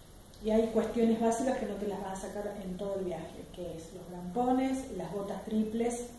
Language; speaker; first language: Spanish; native; Spanish